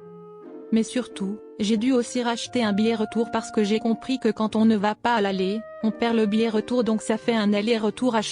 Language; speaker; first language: French; native; French